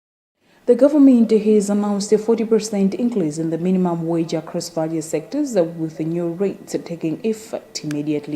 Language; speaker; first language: English; non-native, local second language; Nyanja